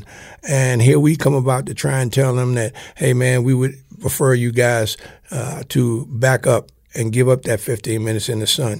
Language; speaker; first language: English; native; English